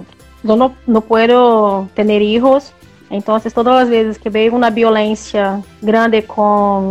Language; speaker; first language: Spanish; non-native, learner; Portuguese